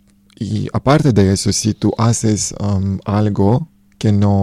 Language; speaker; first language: Spanish; non-native, learner; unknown